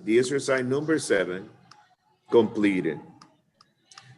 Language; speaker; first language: English; non-native, fluent; Spanish